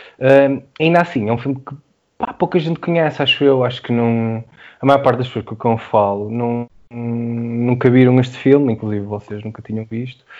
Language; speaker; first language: Portuguese; native; Portuguese